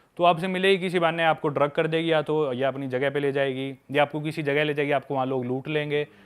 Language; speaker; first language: Hindi; non-native, local second language; Punjabi